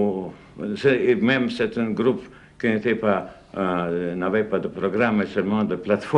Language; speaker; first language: French; non-native, fluent; Russian